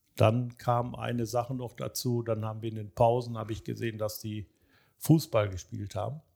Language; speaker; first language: German; early bilingual, other home language; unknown